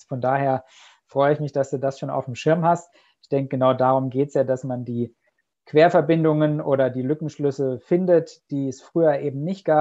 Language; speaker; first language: German; native; German